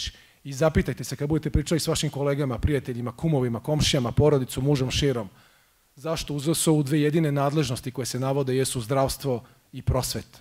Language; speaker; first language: Croatian; native; Croatian